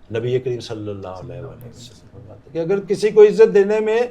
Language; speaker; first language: Urdu; non-native, local second language; Punjabi